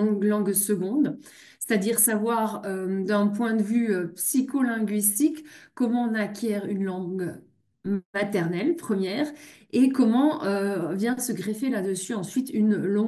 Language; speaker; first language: French; native; French